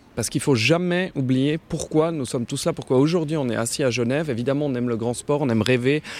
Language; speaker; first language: French; native; French